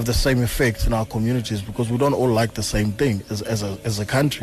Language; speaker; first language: English; non-native, local second language; Xhosa